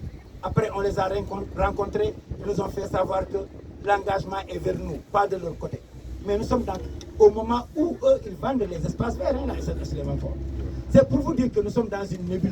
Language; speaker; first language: French; non-native, local second language; Wolof